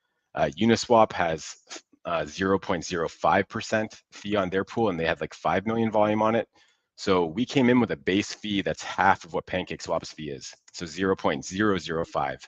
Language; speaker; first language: English; native; English